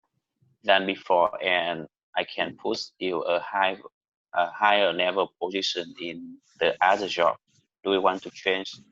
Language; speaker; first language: English; non-native, learner; Vietnamese